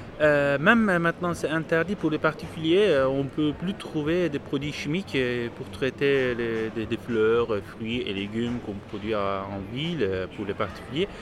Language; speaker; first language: French; non-native, fluent; Turkish